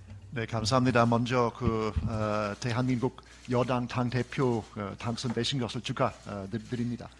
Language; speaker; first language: Korean; non-native, fluent; English